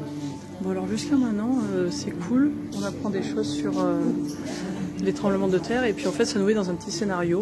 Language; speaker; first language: French; native; French